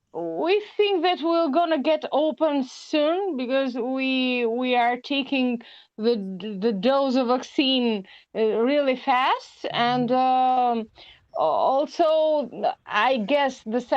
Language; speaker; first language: English; non-native, learner; Albanian